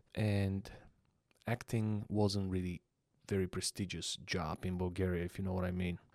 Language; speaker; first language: English; non-native, fluent; Bulgarian